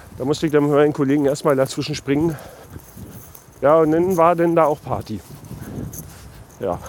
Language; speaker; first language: German; native; German